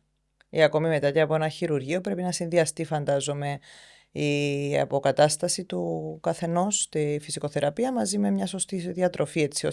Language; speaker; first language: Greek; native; Greek